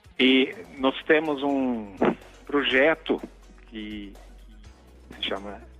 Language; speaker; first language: Portuguese; non-native, fluent; Norwegian